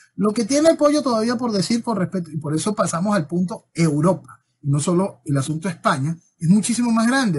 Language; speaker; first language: Spanish; native; Spanish